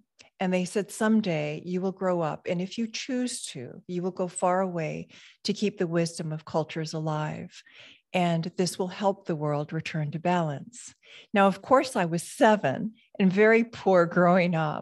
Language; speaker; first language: English; native; English